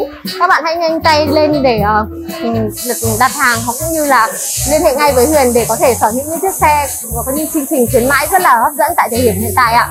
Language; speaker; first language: Vietnamese; native; Vietnamese